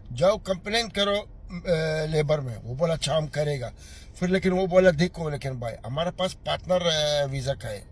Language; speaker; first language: Hindi; non-native, learner; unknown